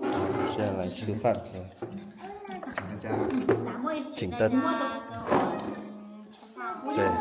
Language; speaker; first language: Chinese; non-native, learner; Vietnamese